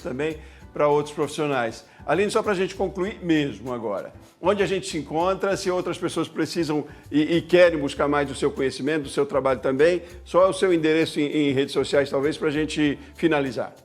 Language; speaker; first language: Portuguese; native; Portuguese